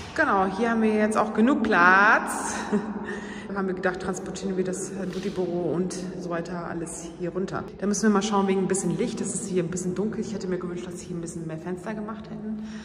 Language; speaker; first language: German; early bilingual, other home language; Turkish